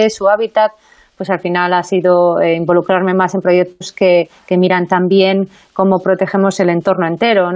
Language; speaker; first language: Spanish; native; Spanish